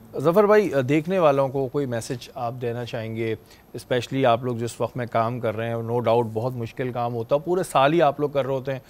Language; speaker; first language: Urdu; native; Urdu